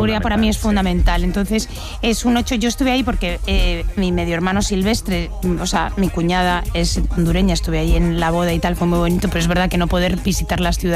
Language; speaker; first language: Spanish; native; Spanish